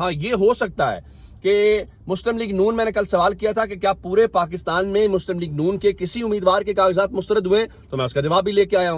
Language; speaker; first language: Urdu; native; Urdu